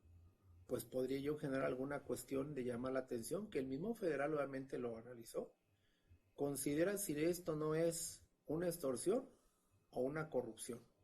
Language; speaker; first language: Spanish; native; Spanish